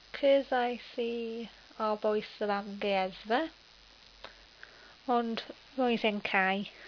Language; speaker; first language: Welsh; non-native, learner; English